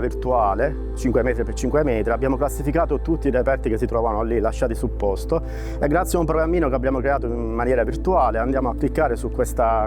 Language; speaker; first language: Italian; native; Italian